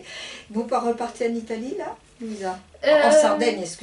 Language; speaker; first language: French; native; French